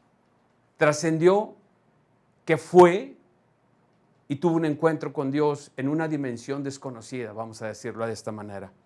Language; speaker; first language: Spanish; native; Spanish